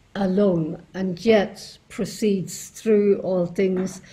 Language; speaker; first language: English; native; English